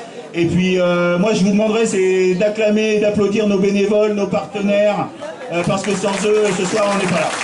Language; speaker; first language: French; native; French